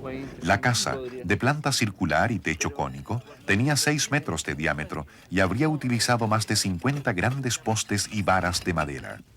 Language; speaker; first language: Spanish; native; Spanish